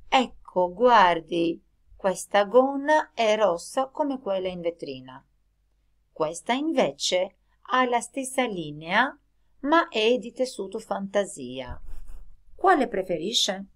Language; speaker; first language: Italian; non-native, fluent; Albanian